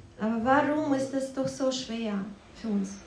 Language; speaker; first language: German; non-native, fluent; Russian